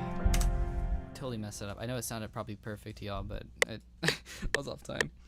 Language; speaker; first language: English; native; English